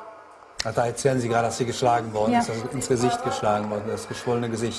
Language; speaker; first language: German; native; German